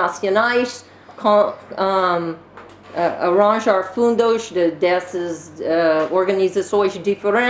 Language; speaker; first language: Portuguese; non-native, learner; English